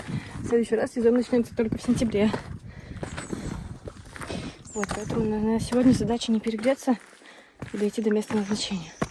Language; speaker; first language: Russian; native; Russian